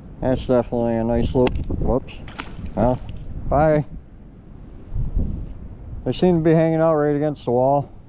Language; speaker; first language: English; native; English